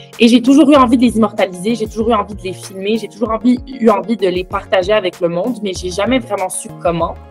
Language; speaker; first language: French; early bilingual, other home language; Arabic